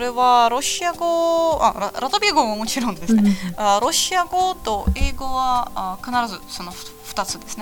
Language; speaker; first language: Japanese; non-native, fluent; Latvian